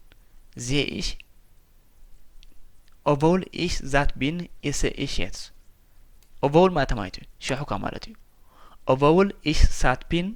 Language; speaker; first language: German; non-native, fluent; Tigrinya